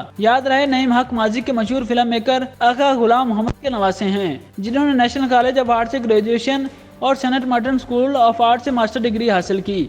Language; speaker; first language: Urdu; native; Urdu